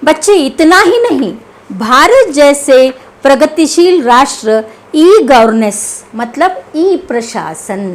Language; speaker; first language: Hindi; non-native, local second language; Kannada